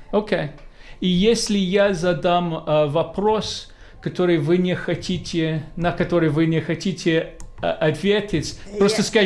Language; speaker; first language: Russian; non-native, fluent; English